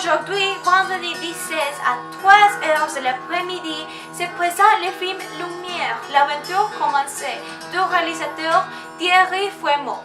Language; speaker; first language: French; non-native, learner; Spanish